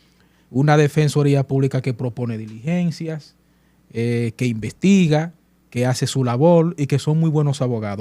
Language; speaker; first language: Spanish; native; Spanish